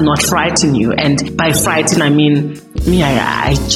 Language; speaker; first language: English; non-native, local second language; Xhosa